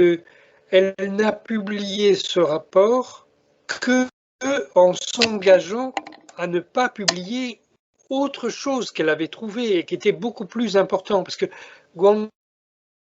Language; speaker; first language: French; native; French